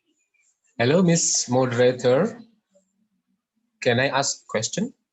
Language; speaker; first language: English; non-native, learner; Indonesian